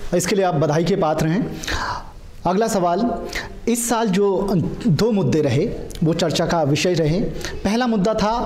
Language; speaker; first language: Hindi; native; Hindi